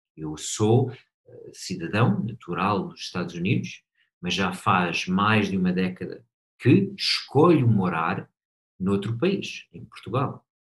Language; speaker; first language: Portuguese; non-native, fluent; English